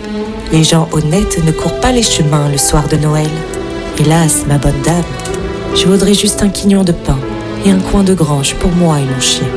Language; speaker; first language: French; native; French